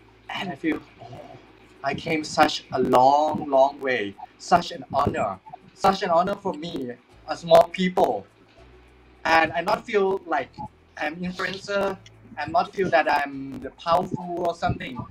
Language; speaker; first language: English; non-native, fluent; Thai